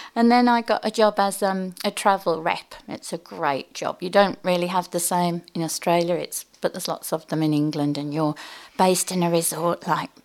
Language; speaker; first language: English; native; English